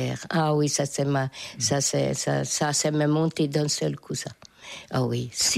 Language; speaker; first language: French; non-native, fluent; Hungarian